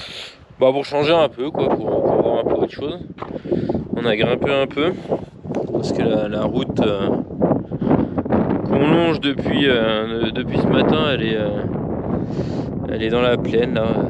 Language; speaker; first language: French; native; French